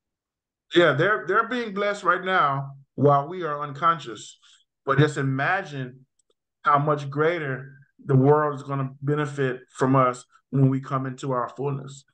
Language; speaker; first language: English; native; English